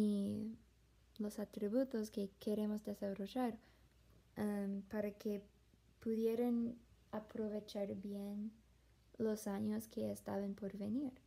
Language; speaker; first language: Spanish; non-native, fluent; English